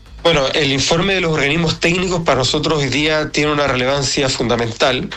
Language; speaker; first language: Spanish; native; Spanish